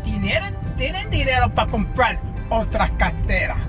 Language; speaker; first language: Spanish; early bilingual, heritage; Spanish